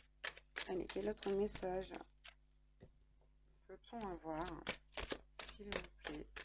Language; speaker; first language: French; native; French